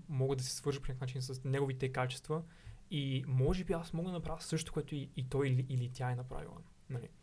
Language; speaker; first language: Bulgarian; native; Bulgarian